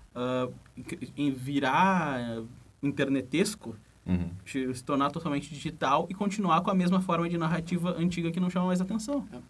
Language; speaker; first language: Portuguese; native; Portuguese